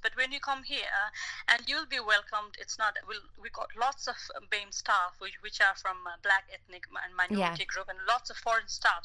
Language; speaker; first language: English; non-native, local second language; Nepali